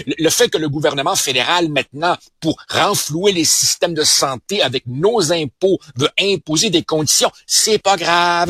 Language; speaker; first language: French; early bilingual, other home language; Spanish